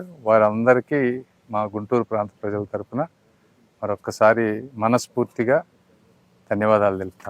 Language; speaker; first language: Telugu; native; Telugu